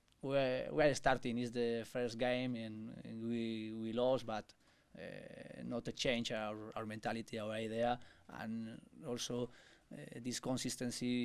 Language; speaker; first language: English; non-native, learner; Spanish